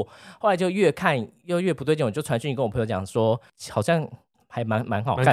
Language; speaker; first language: Chinese; native; Chinese